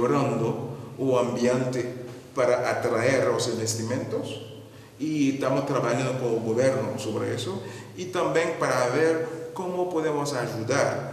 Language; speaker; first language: Portuguese; non-native, fluent; Spanish